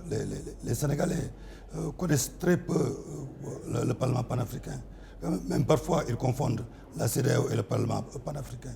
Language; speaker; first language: French; non-native, local second language; Wolof